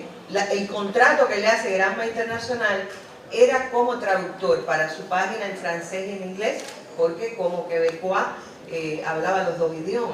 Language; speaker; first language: Spanish; native; Spanish